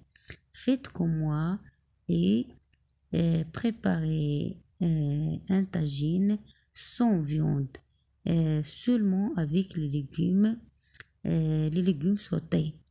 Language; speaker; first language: French; non-native, local second language; Arabic